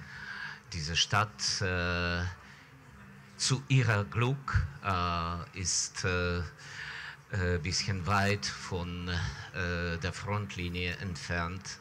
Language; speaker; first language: German; non-native, fluent; Ukrainian